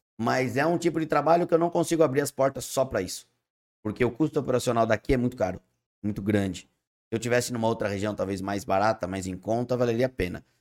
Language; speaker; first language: Portuguese; native; Portuguese